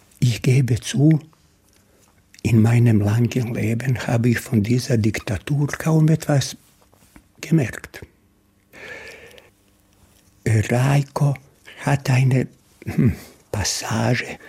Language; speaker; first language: German; non-native, fluent; Bosnian